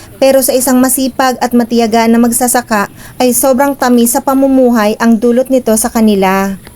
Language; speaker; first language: Filipino; non-native, local second language; Bikol